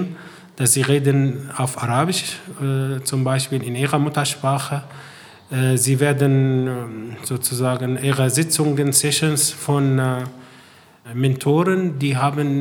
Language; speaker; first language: German; non-native, fluent; Arabic